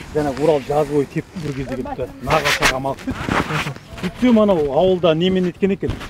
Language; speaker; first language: Kazakh; native; Kazakh